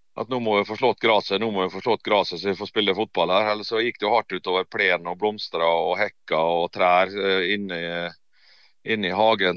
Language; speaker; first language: Norwegian; native; Norwegian